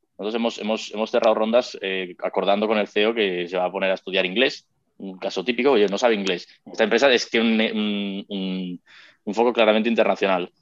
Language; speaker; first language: Spanish; native; Spanish